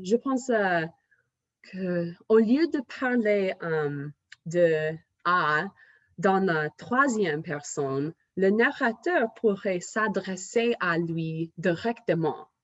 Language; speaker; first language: French; non-native, fluent; English